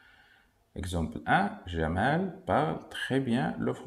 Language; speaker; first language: French; non-native, local second language; Arabic